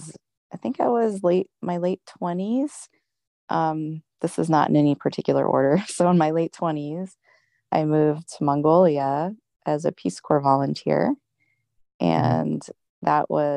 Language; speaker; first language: English; native; English